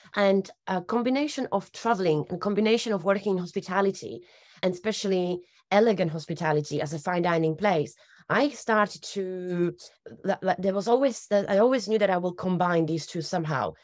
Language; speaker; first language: English; non-native, fluent; Slovak